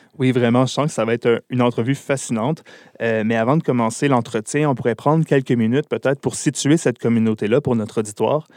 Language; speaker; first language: French; native; French